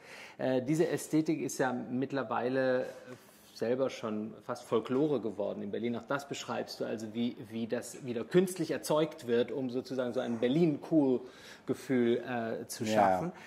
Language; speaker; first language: German; native; German